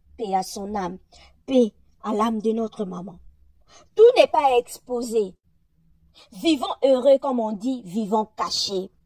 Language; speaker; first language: French; non-native, local second language; Lingala